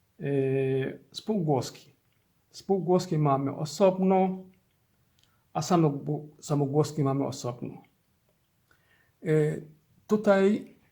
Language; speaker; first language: Polish; non-native, learner; Somali